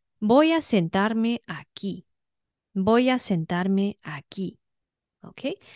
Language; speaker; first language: Spanish; non-native, fluent; Chinese